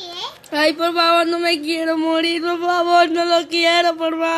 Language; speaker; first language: Spanish; native; Spanish